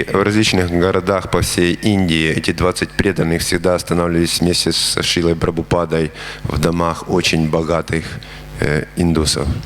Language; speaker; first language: Russian; native; Russian